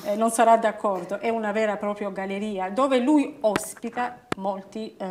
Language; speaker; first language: Italian; non-native, fluent; Albanian